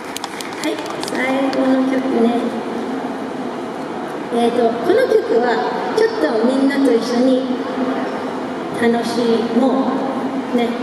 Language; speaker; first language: Japanese; non-native, fluent; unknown